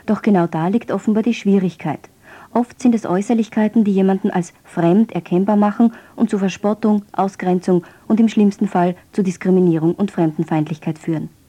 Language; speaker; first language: German; native; German